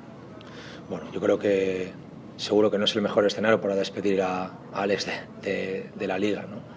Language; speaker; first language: Spanish; native; Spanish